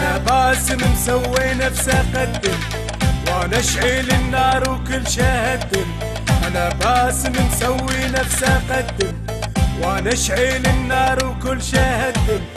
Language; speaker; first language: Arabic; native; Arabic